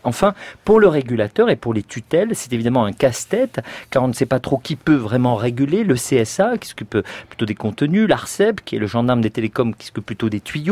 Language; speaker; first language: French; native; French